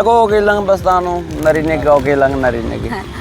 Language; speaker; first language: Filipino; non-native, learner; Punjabi